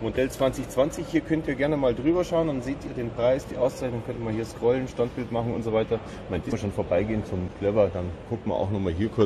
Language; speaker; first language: German; native; German